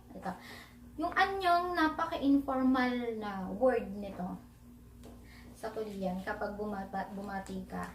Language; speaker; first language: Filipino; native; Filipino